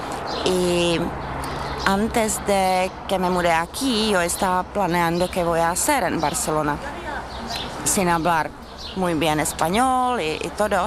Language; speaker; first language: Spanish; non-native, fluent; Czech